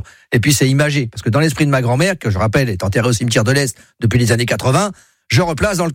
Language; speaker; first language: French; native; French